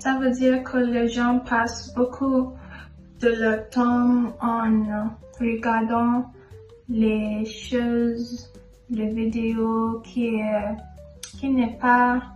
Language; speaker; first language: French; non-native, learner; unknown